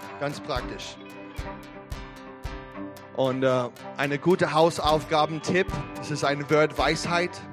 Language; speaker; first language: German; non-native, fluent; English